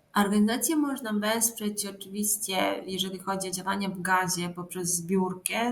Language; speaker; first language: Polish; non-native, fluent; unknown